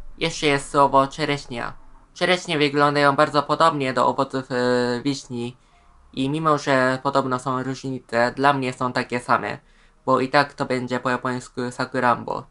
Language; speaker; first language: Polish; non-native, fluent; Japanese